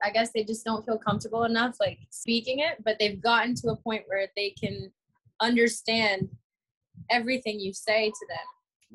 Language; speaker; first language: English; early bilingual, other home language; Spanish